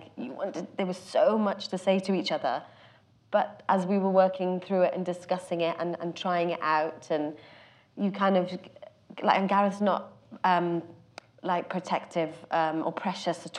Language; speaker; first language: English; native; English